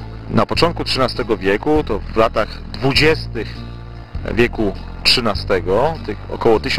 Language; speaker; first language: Polish; native; Polish